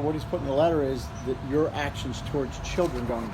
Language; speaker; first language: English; native; English